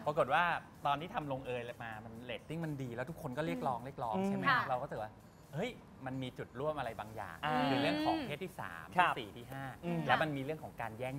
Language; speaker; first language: Thai; native; Thai